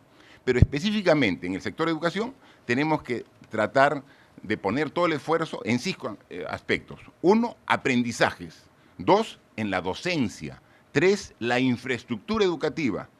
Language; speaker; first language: Spanish; native; Spanish